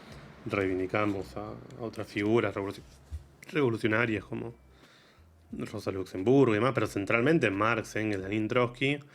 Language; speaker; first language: Spanish; native; Spanish